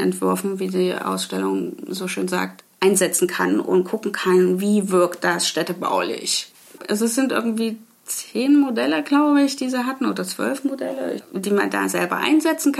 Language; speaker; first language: German; native; German